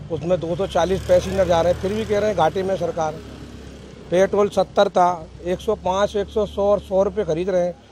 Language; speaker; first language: Hindi; native; Hindi